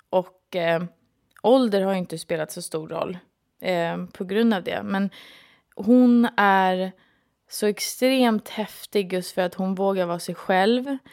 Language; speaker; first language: Swedish; native; Swedish